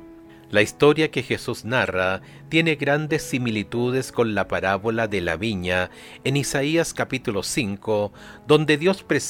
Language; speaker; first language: Spanish; native; Spanish